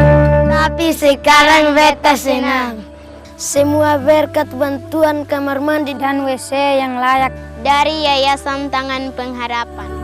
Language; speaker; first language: Indonesian; non-native, local second language; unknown